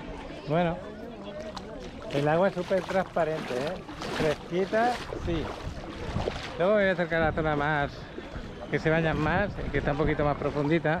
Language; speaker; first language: Spanish; native; Spanish